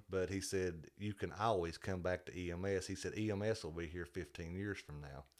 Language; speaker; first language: English; native; English